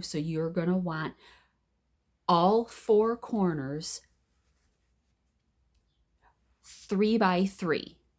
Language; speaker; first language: English; native; English